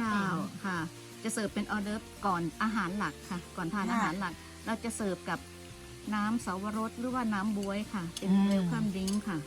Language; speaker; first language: Thai; native; Thai